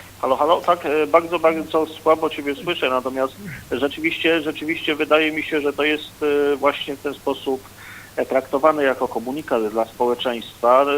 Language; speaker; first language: Polish; native; Polish